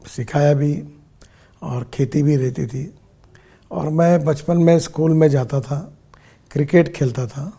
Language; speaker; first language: Hindi; non-native, local second language; Marathi